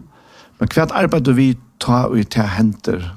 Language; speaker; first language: Norwegian; non-native, learner; Faroese